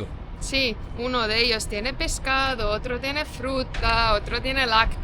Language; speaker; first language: Spanish; non-native, fluent; Estonian